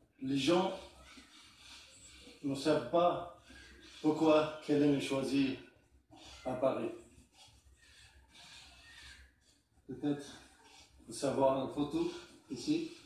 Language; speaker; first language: French; non-native, learner; Arabic